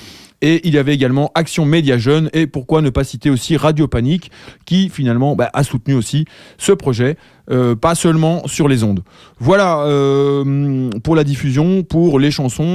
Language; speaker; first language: French; native; French